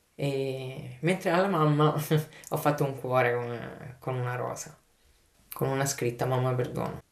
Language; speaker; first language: Italian; native; Italian